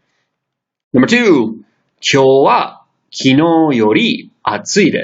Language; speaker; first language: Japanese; non-native, fluent; English